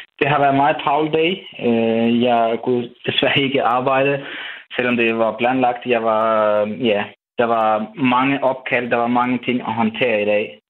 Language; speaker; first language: Danish; non-native, fluent; Ukrainian